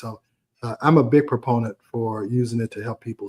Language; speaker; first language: English; native; English